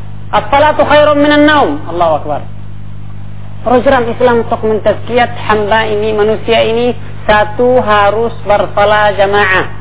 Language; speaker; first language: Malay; non-native, fluent; Arabic